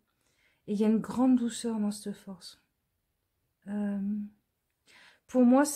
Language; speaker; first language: French; native; French